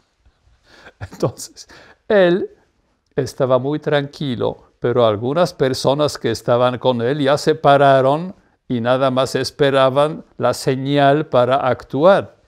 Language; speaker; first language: Spanish; non-native, fluent; Polish